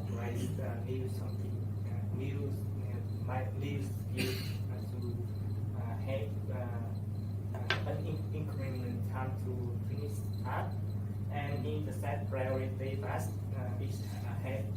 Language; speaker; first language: English; non-native, learner; Vietnamese